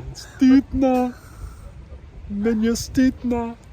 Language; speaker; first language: Russian; non-native, learner; English